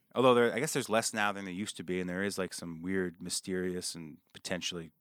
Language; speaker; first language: English; native; English